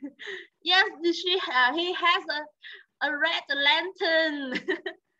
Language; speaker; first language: English; non-native, learner; Vietnamese